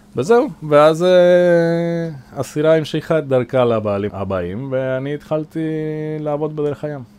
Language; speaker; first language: Hebrew; non-native, fluent; Spanish